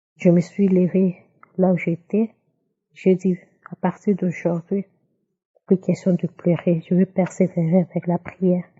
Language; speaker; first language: French; non-native, local second language; Lingala